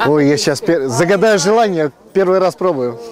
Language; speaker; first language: Russian; non-native, local second language; Latvian